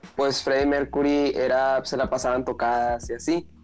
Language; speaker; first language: Spanish; native; Spanish